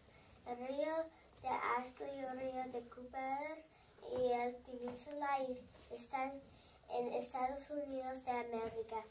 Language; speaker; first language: Spanish; non-native, learner; English